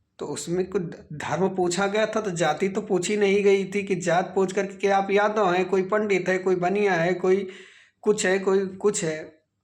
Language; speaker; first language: Hindi; native; Hindi